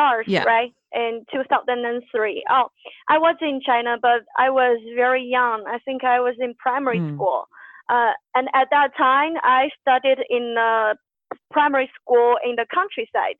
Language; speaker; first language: English; non-native, fluent; Chinese